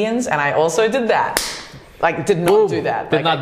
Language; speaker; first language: English; native; English